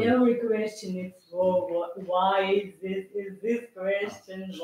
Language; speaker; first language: English; non-native, learner; Russian